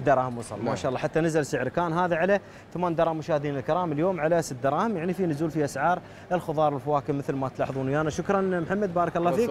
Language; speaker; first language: Arabic; native; Arabic